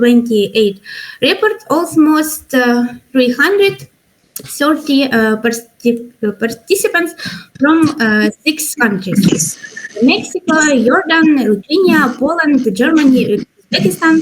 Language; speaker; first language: English; non-native, learner; Ukrainian